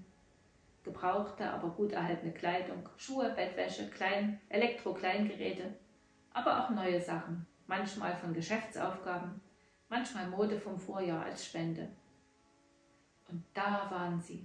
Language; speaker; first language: German; native; German